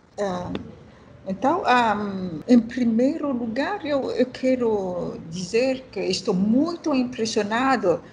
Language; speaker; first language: Portuguese; non-native, learner; French